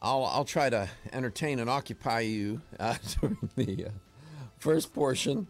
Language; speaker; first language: English; native; English